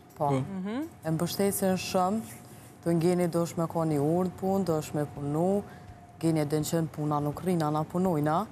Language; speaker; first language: Albanian; native; Albanian